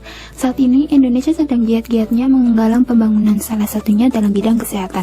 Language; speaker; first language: Indonesian; native; Indonesian